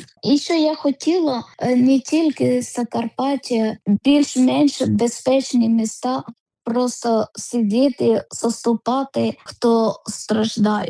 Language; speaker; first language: Ukrainian; non-native, learner; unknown